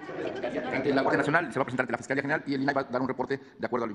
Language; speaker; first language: Spanish; native; Spanish